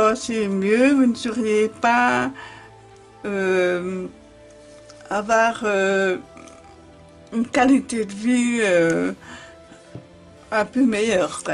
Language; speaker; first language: French; native; French